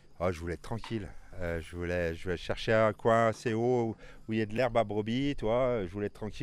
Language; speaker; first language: French; native; French